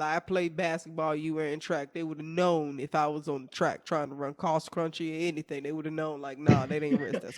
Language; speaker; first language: English; native; English